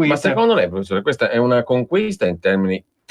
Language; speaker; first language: Italian; native; Italian